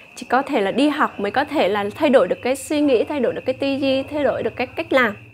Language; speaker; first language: Vietnamese; non-native, local second language; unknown